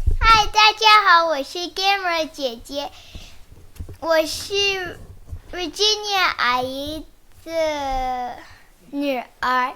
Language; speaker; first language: Chinese; early bilingual, heritage; Chinese